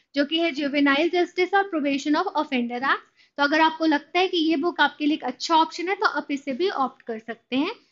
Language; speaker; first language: Hindi; native; Hindi